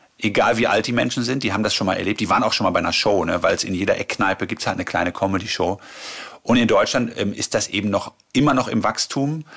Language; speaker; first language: German; native; German